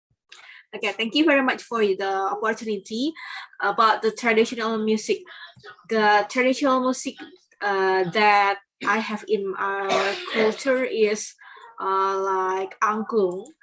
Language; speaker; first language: English; non-native, learner; Indonesian